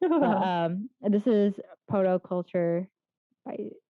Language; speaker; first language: English; native; English